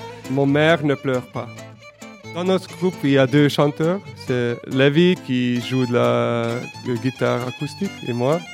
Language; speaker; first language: French; non-native, fluent; Hungarian